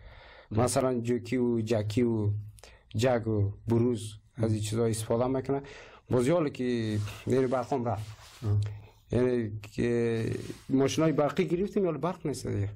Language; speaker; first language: Persian; native; Persian